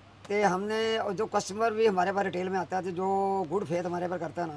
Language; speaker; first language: Hindi; non-native, local second language; Punjabi